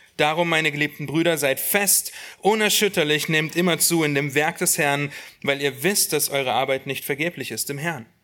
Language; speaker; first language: German; native; German